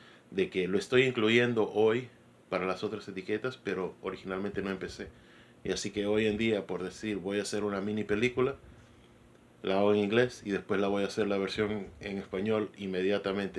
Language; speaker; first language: Spanish; early bilingual, heritage; Spanish